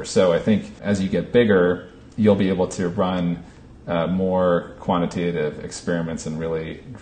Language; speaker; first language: English; native; English